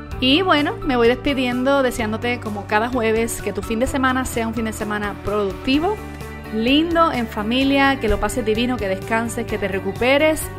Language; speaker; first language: Spanish; native; Spanish